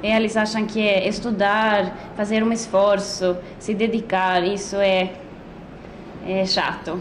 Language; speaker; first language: Portuguese; non-native, fluent; Swedish